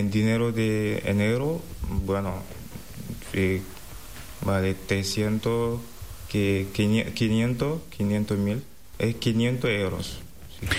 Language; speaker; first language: Spanish; non-native, fluent; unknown